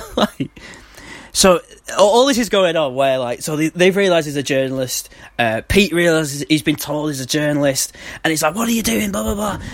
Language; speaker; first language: English; native; English